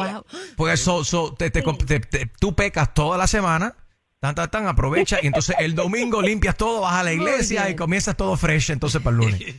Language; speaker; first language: Spanish; native; Spanish